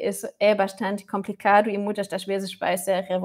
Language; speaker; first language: Portuguese; non-native, fluent; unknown